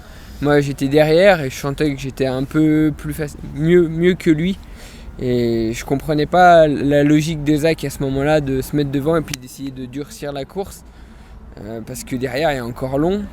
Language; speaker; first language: French; native; French